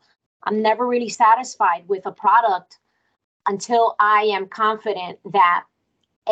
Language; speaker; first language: English; early bilingual, other home language; Spanish